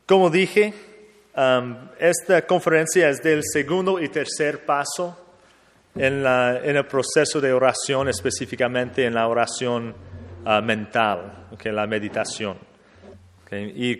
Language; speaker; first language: Spanish; non-native, fluent; English